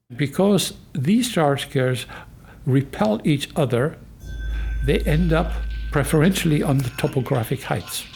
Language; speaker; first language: English; non-native, fluent; German